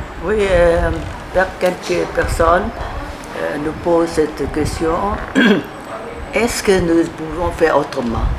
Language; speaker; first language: French; non-native, local second language; Vietnamese